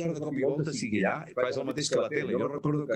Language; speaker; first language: Catalan; native; Catalan